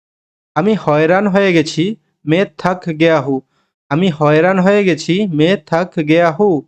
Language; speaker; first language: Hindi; non-native, fluent; Bangla